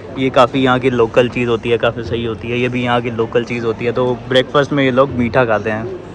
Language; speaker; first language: Hindi; native; Hindi